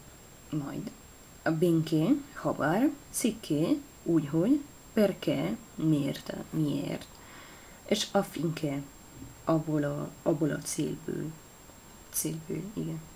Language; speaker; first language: Hungarian; non-native, learner; Italian